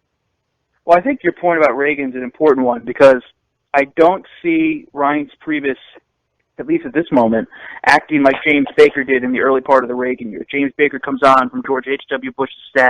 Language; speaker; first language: English; native; English